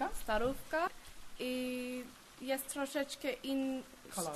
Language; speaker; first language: Polish; early bilingual, heritage; English